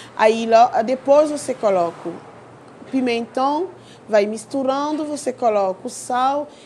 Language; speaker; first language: Portuguese; non-native, fluent; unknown